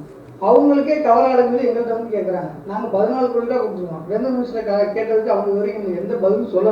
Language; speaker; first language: Tamil; native; Tamil